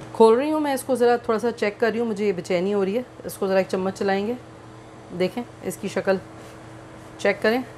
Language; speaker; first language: Urdu; native; Urdu